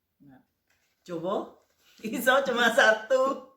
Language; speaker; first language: Indonesian; native; Indonesian